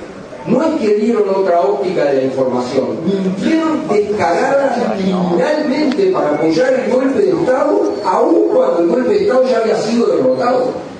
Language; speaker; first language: Spanish; native; Spanish